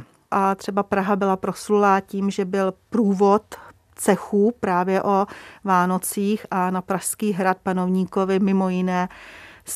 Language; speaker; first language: Czech; native; Czech